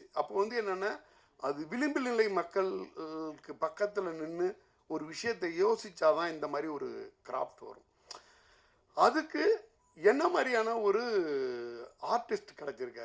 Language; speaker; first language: Tamil; native; Tamil